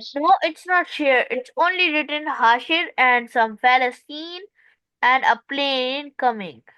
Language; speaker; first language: English; non-native, local second language; Urdu